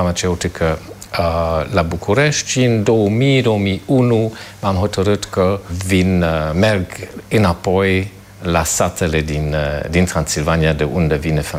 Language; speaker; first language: Romanian; non-native, fluent; German